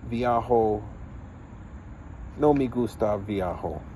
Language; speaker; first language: Spanish; non-native, learner; English